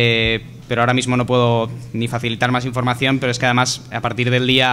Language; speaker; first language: Spanish; native; Spanish